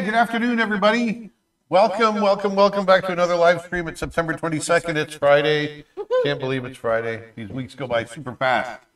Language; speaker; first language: English; native; English